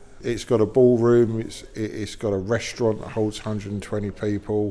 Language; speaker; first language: English; native; English